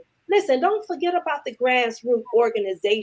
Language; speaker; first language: English; native; English